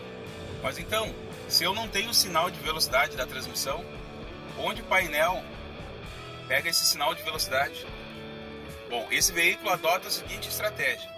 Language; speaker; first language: Portuguese; native; Portuguese